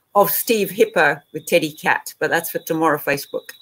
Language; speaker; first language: English; native; English